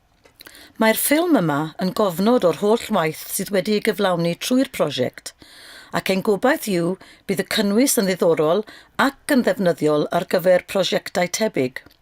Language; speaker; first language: Welsh; native; Welsh